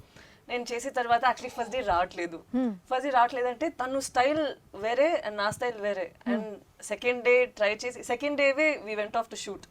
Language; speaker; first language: Telugu; non-native, local second language; Tamil